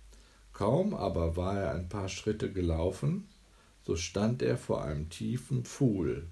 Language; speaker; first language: German; native; German